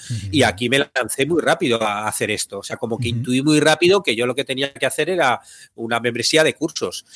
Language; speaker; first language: Spanish; native; Spanish